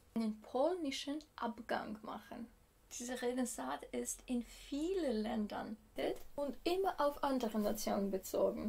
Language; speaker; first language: German; non-native, fluent; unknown